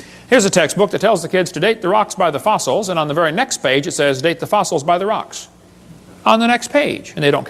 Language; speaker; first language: English; native; English